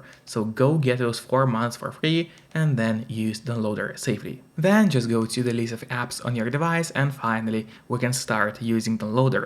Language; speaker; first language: English; non-native, fluent; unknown